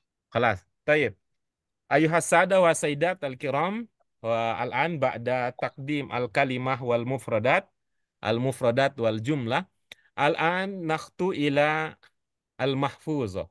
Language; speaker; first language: Arabic; non-native, learner; Indonesian